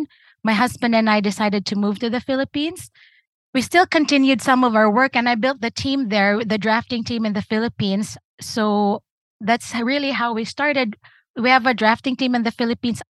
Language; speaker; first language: English; non-native, local second language; Cebuano